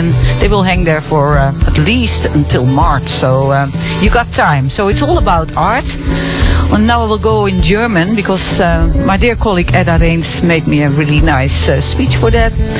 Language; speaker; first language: English; non-native, fluent; Dutch